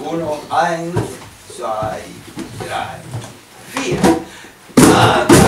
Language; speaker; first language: German; non-native, learner; Spanish